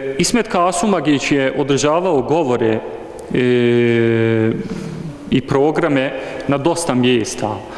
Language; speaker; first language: Bosnian; early bilingual, heritage; Bosnian